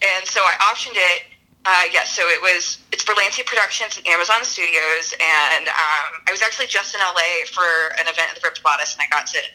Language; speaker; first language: English; native; English